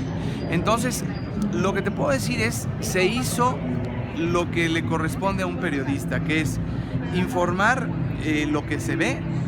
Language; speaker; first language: Spanish; native; Spanish